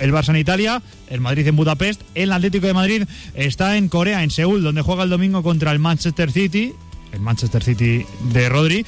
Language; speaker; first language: Spanish; native; Spanish